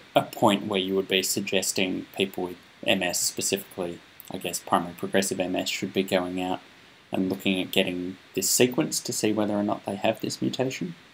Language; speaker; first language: English; native; English